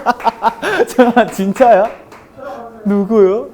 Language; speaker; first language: Korean; non-native, fluent; Chinese